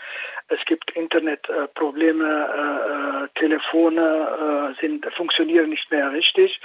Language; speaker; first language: German; non-native, fluent; Kurdish